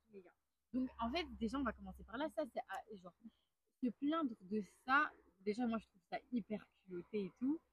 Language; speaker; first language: French; native; French